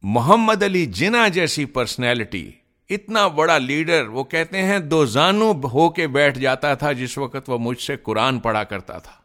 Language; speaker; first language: Urdu; native; Urdu